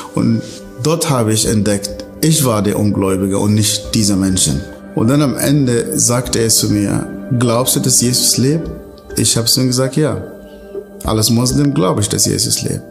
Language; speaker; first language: German; non-native, fluent; Arabic